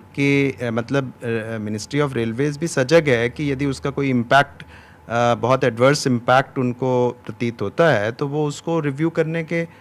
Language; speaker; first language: Hindi; native; Hindi